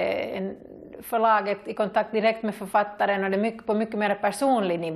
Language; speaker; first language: Swedish; native; Swedish